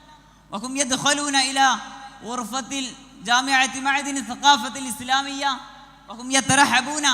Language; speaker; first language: Arabic; non-native, learner; Malayalam